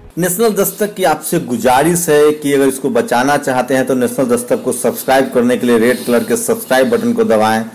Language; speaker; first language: Hindi; native; Hindi